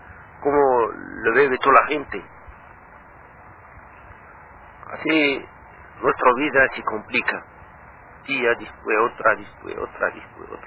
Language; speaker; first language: Spanish; non-native, learner; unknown